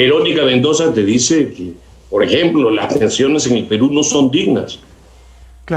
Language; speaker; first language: Spanish; native; Spanish